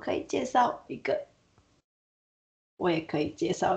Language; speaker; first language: Chinese; non-native, fluent; Japanese